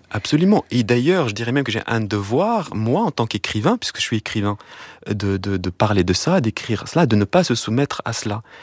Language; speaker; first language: French; non-native, local second language; Arabic